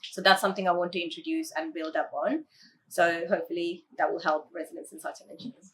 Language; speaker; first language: English; early bilingual, other home language; Tamil